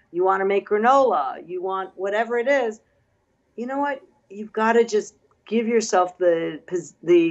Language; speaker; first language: English; native; English